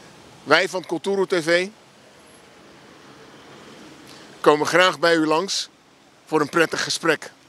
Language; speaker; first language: Dutch; native; Dutch